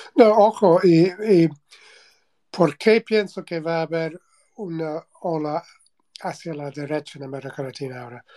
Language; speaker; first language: Spanish; non-native, fluent; English